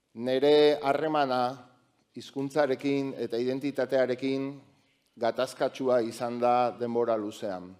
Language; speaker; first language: Basque; non-native, local second language; Spanish